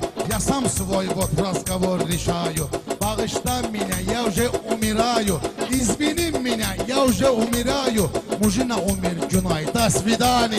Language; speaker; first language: Russian; non-native, learner; Talysh